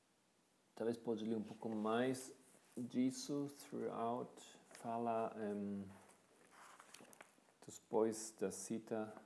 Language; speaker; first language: Portuguese; non-native, fluent; Spanish